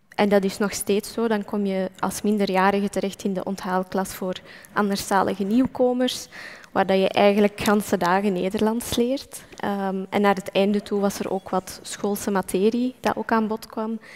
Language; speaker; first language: Dutch; non-native, fluent; Arabic